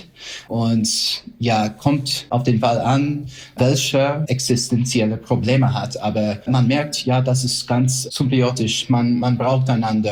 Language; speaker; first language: German; non-native, fluent; English